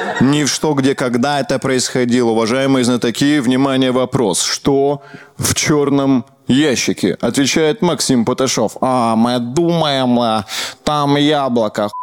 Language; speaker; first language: Russian; native; Russian